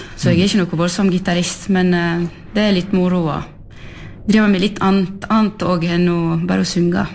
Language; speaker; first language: Norwegian; early bilingual, heritage; French